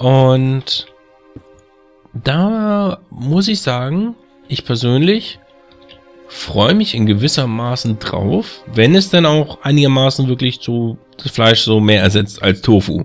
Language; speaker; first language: German; native; German